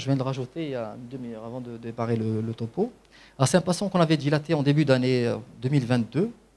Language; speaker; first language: French; non-native, local second language; Arabic